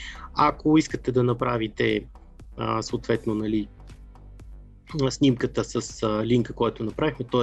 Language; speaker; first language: Bulgarian; native; Bulgarian